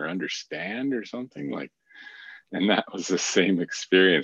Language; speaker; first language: English; native; English